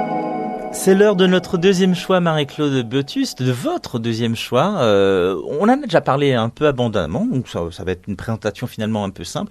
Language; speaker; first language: French; native; French